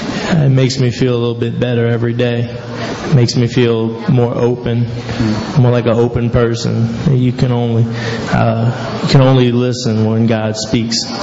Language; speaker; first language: English; native; English